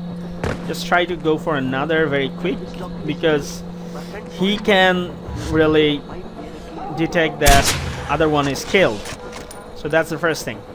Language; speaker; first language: English; non-native, fluent; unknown